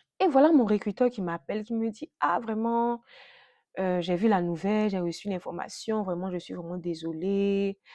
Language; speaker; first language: French; native; French